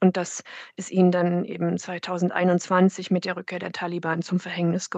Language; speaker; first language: German; native; German